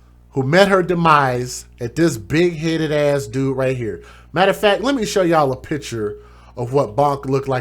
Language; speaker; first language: English; native; English